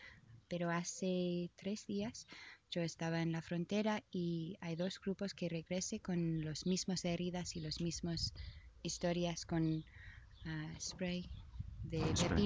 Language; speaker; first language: Spanish; non-native, learner; English